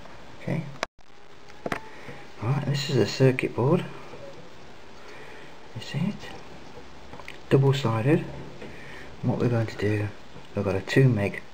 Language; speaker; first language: English; native; English